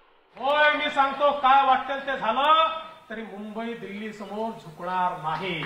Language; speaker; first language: Marathi; native; Marathi